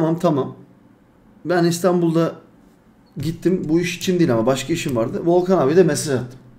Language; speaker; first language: Turkish; early bilingual, heritage; Turkish